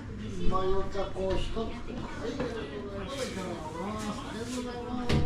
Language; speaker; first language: Japanese; native; Japanese